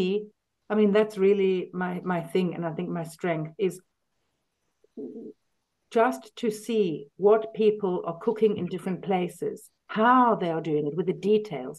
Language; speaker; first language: English; native; English